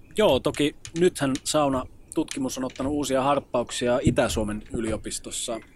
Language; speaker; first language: Finnish; early bilingual, other home language; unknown